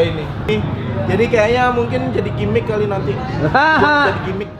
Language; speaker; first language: Indonesian; native; Indonesian